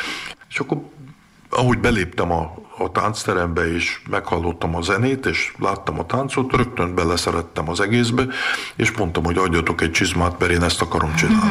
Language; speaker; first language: Hungarian; early bilingual, heritage; Hungarian